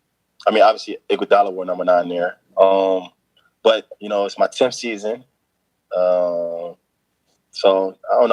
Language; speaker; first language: English; native; English